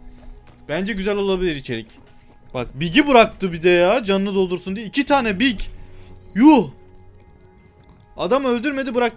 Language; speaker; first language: Turkish; native; Turkish